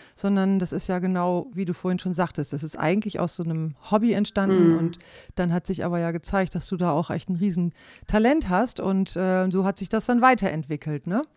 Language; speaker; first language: German; non-native, local second language; Low German